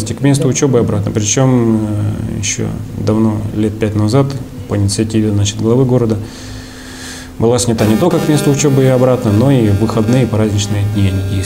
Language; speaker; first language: Russian; native; Russian